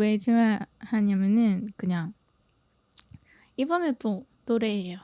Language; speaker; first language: Korean; non-native, fluent; Thai